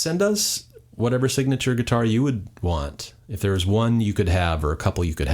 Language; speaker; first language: English; native; English